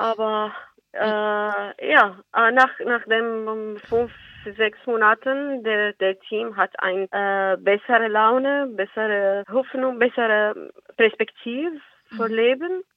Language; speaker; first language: German; non-native, learner; Arabic